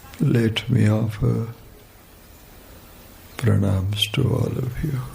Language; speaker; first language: English; non-native, local second language; Kannada